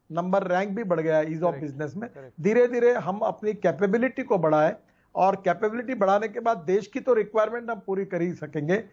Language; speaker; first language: Hindi; non-native, local second language; Marathi